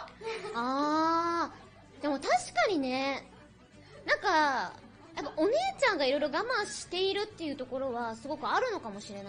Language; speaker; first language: Japanese; native; Japanese